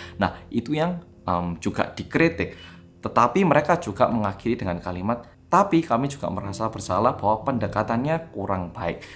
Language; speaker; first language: Indonesian; non-native, fluent; Korean